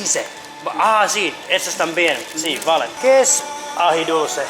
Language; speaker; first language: Spanish; non-native, learner; Finnish